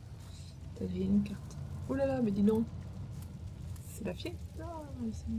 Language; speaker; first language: French; native; French